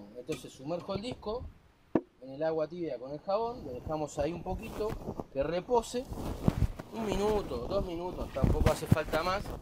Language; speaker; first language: Spanish; native; Spanish